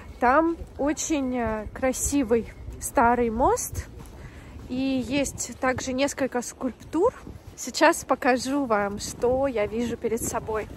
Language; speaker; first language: Russian; native; Russian